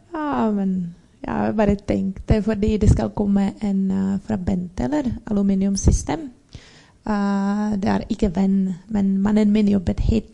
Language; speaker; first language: Norwegian; non-native, learner; Czech